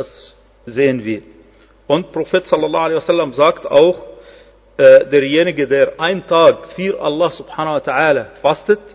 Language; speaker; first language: German; non-native, fluent; Arabic